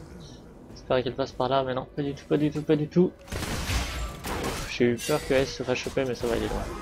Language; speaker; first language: French; native; French